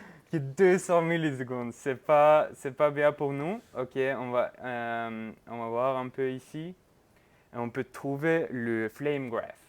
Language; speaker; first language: French; non-native, fluent; Norwegian